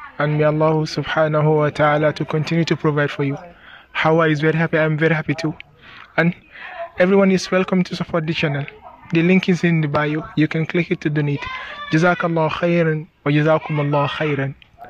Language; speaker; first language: English; non-native, local second language; Wolof